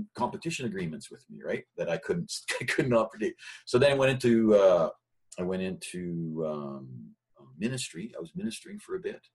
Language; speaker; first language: English; native; English